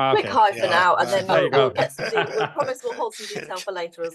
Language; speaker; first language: English; native; English